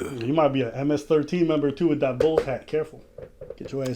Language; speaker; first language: English; native; English